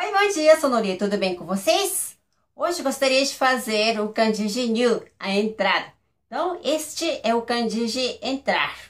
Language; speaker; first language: Portuguese; non-native, fluent; Japanese